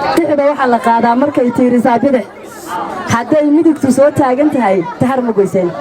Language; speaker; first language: Somali; native; Somali